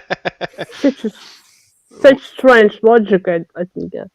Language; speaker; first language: English; non-native, learner; French